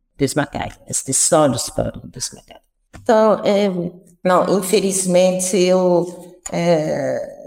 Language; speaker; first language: Portuguese; non-native, fluent; French